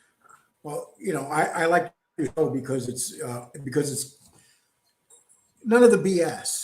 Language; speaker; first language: English; native; English